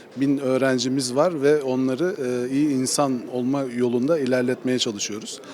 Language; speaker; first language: Turkish; native; Turkish